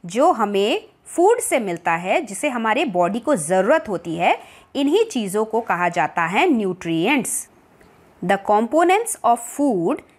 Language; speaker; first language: Hindi; non-native, local second language; Bangla